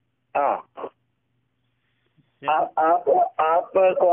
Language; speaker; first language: Hindi; non-native, local second language; Malayalam